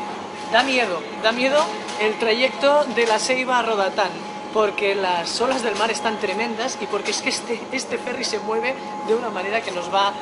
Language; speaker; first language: Spanish; native; Spanish